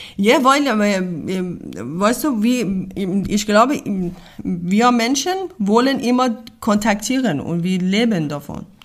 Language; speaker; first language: German; non-native, learner; Persian